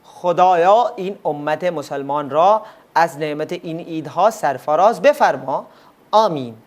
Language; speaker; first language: Persian; non-native, fluent; Urdu